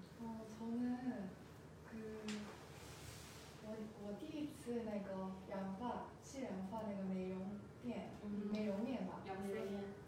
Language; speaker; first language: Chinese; non-native, learner; Korean